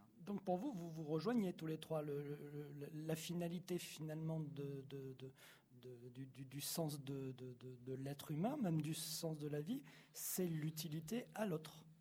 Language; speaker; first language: French; native; French